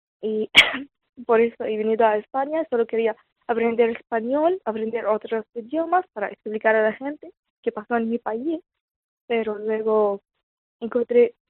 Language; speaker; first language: Spanish; non-native, fluent; Arabic